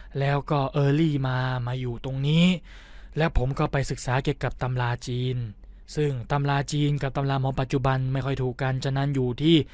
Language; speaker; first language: Thai; native; Thai